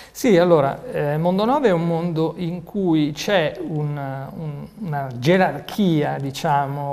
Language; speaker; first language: Italian; native; Italian